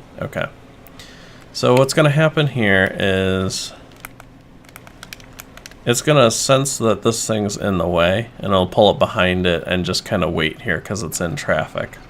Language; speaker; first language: English; native; English